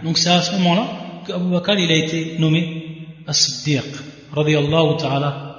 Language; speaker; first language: French; native; French